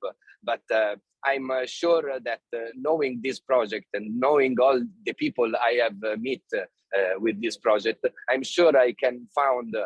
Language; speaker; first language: English; non-native, fluent; Italian